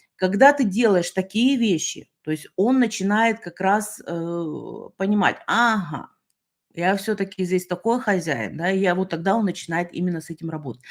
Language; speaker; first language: Russian; native; Russian